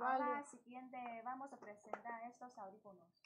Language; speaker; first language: Spanish; non-native, learner; Chinese